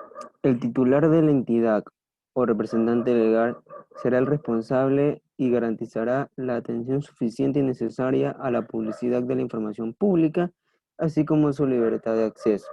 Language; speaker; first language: Spanish; native; Spanish